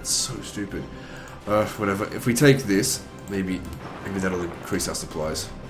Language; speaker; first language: English; native; English